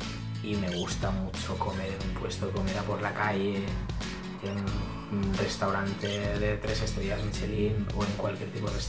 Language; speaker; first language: Spanish; early bilingual, other home language; Italian